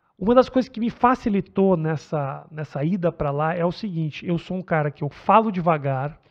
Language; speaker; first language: Portuguese; native; Portuguese